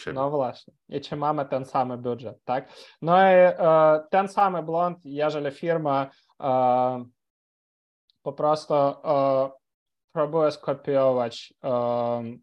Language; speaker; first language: Polish; non-native, fluent; Ukrainian